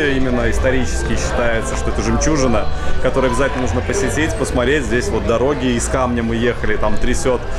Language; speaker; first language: Russian; native; Russian